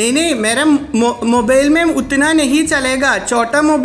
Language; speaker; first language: Hindi; non-native, local second language; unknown